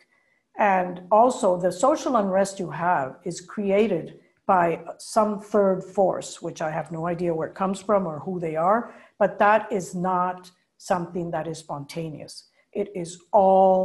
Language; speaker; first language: English; non-native, fluent; Spanish